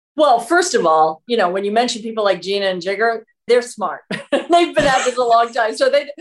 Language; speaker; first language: English; native; English